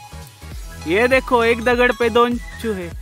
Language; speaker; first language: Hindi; non-native, local second language; Marathi